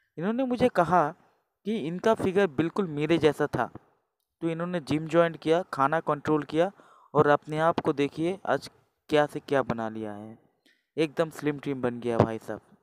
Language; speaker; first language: Hindi; non-native, local second language; Bangla